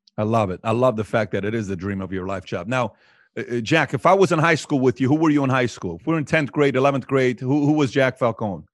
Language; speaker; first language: English; native; English